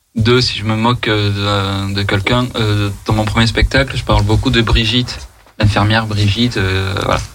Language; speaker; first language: French; native; French